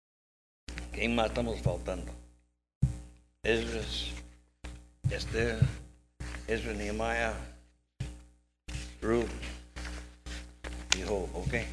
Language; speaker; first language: Spanish; non-native, learner; English